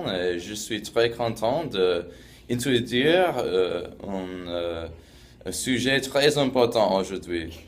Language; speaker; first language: French; non-native, fluent; English